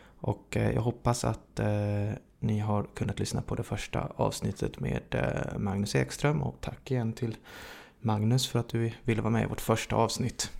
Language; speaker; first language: Swedish; native; Swedish